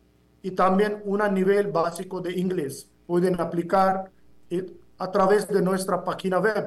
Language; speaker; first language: Spanish; non-native, fluent; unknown